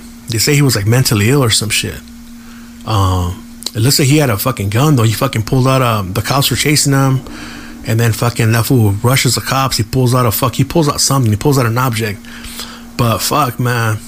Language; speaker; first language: English; early bilingual, other home language; Spanish